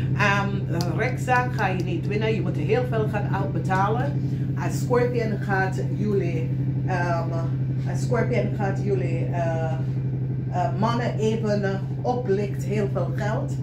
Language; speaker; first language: Dutch; non-native, learner; English